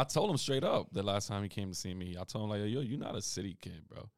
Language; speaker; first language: English; native; English